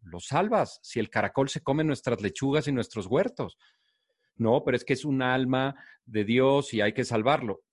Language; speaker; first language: Spanish; native; Spanish